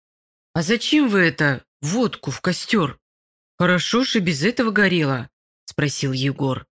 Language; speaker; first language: Russian; native; Russian